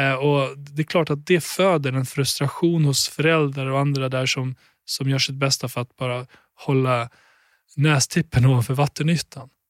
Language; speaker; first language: Swedish; early bilingual, other home language; Albanian